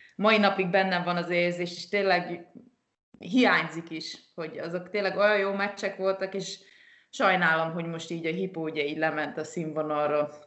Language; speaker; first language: Hungarian; early bilingual, heritage; Hungarian